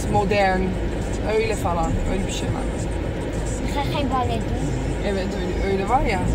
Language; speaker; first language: Turkish; non-native, learner; Dutch